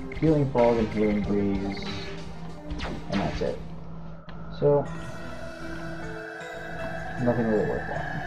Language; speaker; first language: English; native; English